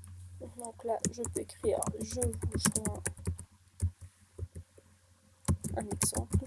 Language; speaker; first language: French; native; French